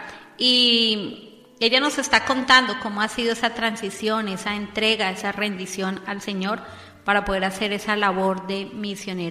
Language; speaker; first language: Spanish; native; Spanish